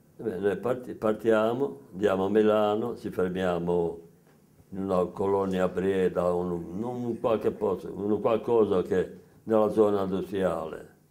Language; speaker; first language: Italian; native; Italian